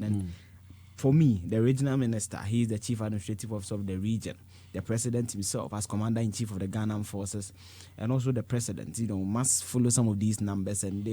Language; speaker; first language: English; non-native, local second language; Akan